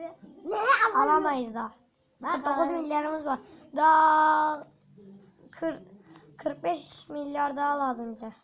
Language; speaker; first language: Turkish; native; Turkish